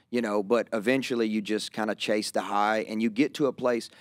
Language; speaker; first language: English; native; English